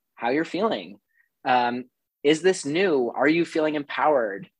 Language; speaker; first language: English; native; English